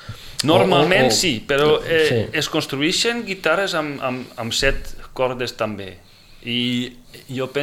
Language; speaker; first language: Catalan; non-native, fluent; Dutch